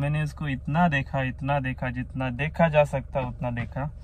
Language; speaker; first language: Hindi; non-native, local second language; Marathi